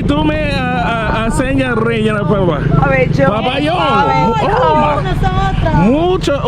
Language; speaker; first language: Spanish; non-native, learner; English